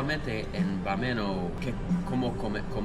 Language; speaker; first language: Spanish; non-native, learner; English